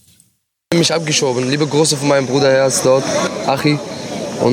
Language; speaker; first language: German; non-native, fluent; Arabic